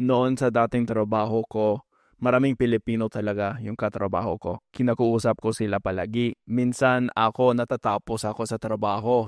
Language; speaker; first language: Filipino; non-native, fluent; English